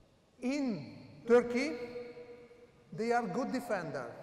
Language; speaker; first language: English; non-native, learner; Italian